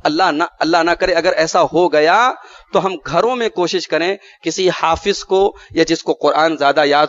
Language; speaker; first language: Urdu; native; Urdu